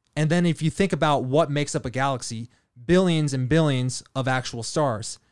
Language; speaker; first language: English; native; English